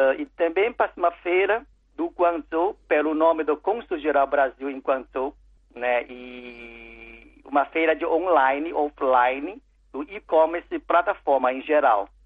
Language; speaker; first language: Portuguese; non-native, learner; Chinese